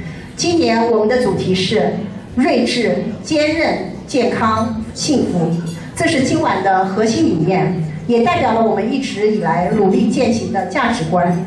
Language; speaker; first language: Chinese; native; Chinese